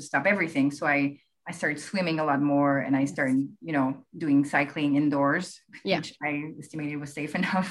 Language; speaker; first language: English; non-native, fluent; French